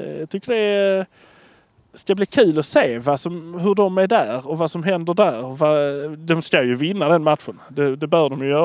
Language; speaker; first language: Swedish; native; Swedish